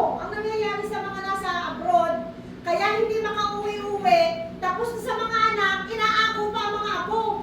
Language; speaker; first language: Filipino; native; Filipino